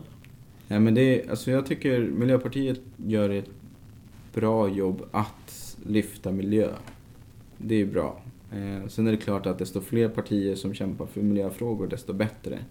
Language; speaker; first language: Swedish; native; Swedish